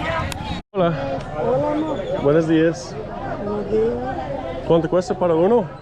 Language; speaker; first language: Spanish; non-native, learner; English